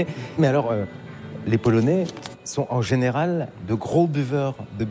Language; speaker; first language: French; native; French